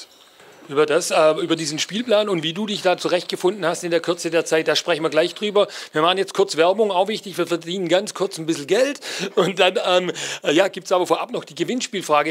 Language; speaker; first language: German; native; German